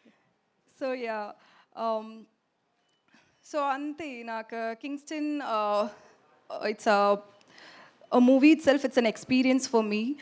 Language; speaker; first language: Telugu; non-native, local second language; Tamil